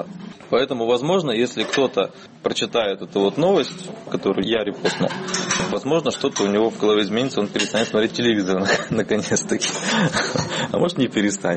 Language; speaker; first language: Russian; native; Russian